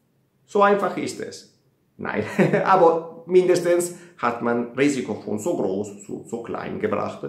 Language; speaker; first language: German; non-native, fluent; Italian